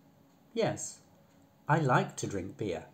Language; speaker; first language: English; non-native, fluent; Polish